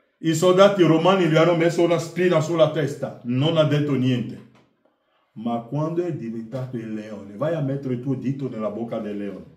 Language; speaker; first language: Italian; non-native, fluent; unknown